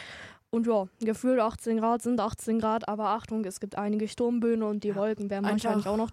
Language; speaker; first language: German; native; German